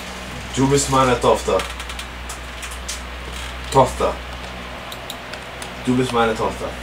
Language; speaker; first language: German; non-native, learner; English